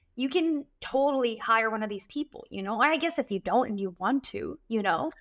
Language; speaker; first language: English; early bilingual, other home language; Arabic